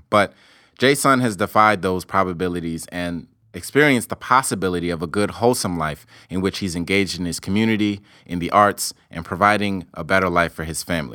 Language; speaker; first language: English; native; English